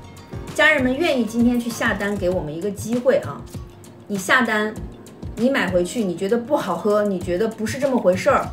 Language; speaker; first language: Chinese; native; Chinese